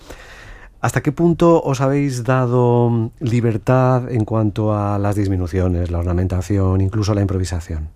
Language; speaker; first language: Spanish; native; Spanish